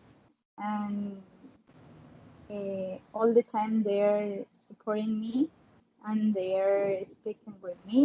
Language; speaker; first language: English; non-native, learner; Spanish